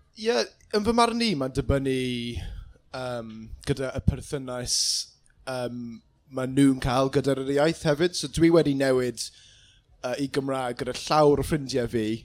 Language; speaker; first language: Welsh; non-native, local second language; English